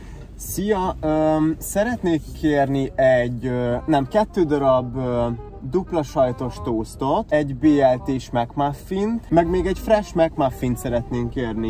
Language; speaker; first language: Hungarian; native; Hungarian